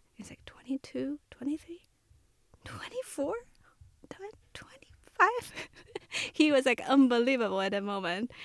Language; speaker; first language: English; non-native, fluent; Chinese